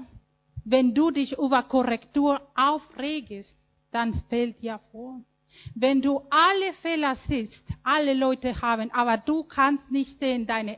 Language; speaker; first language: German; non-native, fluent; Spanish